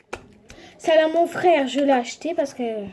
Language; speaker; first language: French; native; French